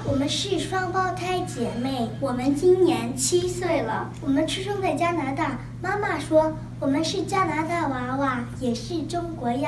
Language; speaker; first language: Chinese; early bilingual, heritage; Chinese